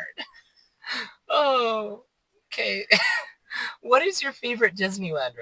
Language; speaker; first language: English; native; English